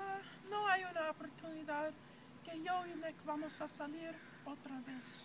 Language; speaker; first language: Spanish; non-native, learner; English